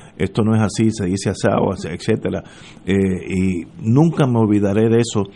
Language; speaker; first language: Spanish; early bilingual, heritage; Spanish